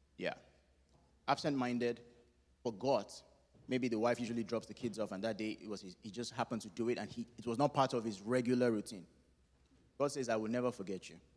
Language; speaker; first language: English; non-native, local second language; Yoruba